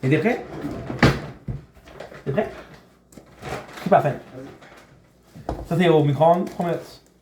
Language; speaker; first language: French; native; French